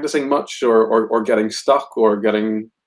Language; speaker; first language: English; native; English